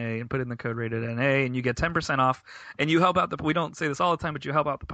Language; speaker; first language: English; native; English